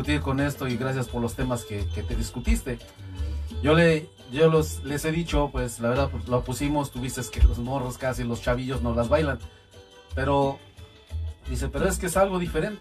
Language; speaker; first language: Spanish; native; Spanish